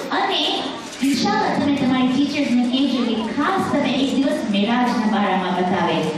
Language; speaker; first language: Gujarati; early bilingual, heritage; Gujarati